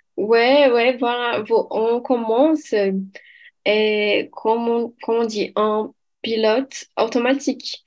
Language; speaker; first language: French; non-native, fluent; Portuguese